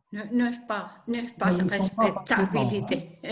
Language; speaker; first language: French; non-native, learner; Spanish